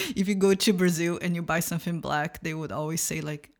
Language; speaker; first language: English; non-native, fluent; Portuguese